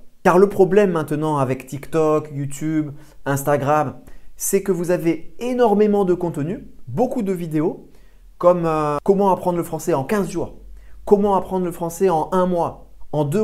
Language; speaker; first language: French; native; French